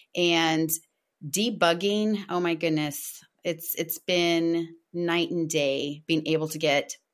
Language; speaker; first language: English; non-native, fluent; Portuguese